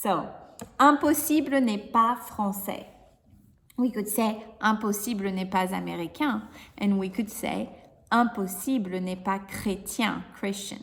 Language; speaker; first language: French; non-native, fluent; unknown